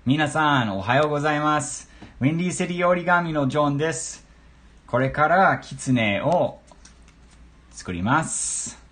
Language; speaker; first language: Japanese; non-native, learner; English